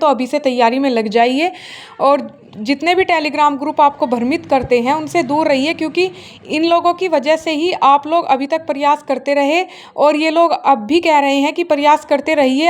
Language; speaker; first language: Hindi; native; Hindi